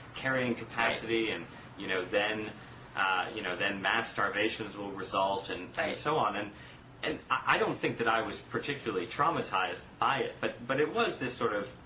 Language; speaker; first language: English; native; English